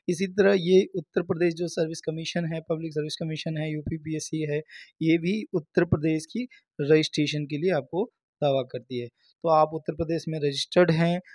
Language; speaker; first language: Hindi; native; Hindi